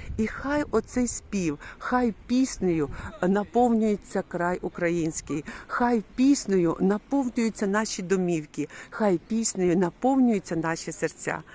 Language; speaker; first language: Ukrainian; non-native, local second language; Russian